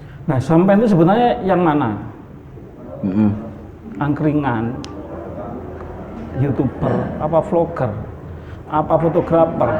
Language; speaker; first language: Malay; non-native, local second language; Javanese